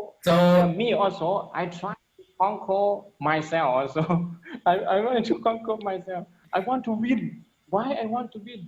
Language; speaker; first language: English; non-native, learner; Lao